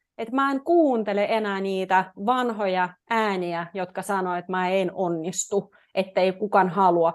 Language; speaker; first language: Finnish; non-native, fluent; Russian